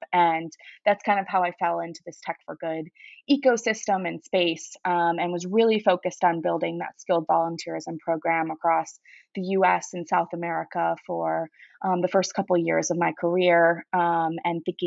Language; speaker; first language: English; native; English